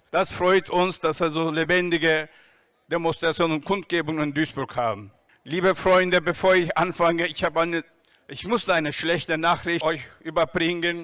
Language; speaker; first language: German; non-native, fluent; Turkish